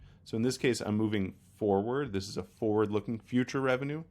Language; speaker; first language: English; native; English